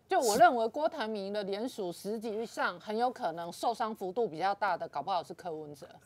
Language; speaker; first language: Chinese; native; Chinese